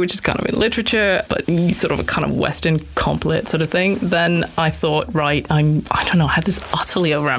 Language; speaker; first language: English; native; English